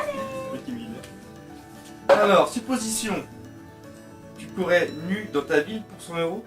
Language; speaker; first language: French; native; French